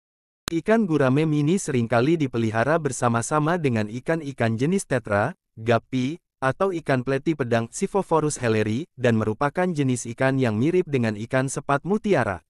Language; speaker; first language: Indonesian; native; Indonesian